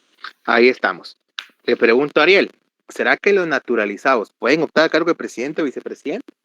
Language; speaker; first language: Spanish; native; Spanish